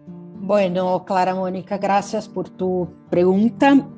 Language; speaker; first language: Spanish; non-native, learner; Portuguese